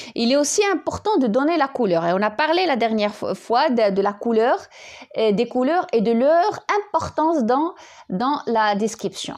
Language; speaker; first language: French; non-native, local second language; Arabic